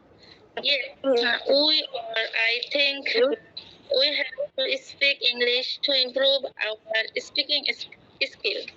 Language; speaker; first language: English; non-native, learner; Bangla